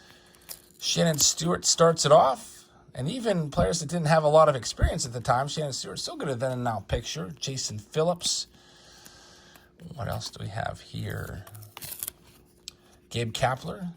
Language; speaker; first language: English; native; English